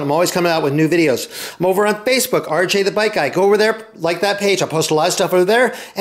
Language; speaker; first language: English; native; English